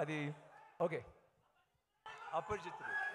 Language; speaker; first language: Telugu; non-native, learner; Tamil